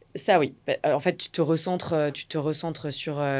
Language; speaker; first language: French; native; French